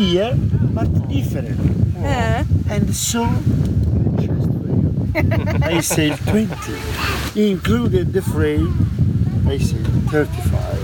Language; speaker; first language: English; non-native, learner; Italian